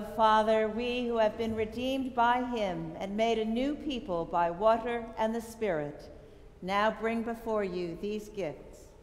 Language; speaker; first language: English; native; English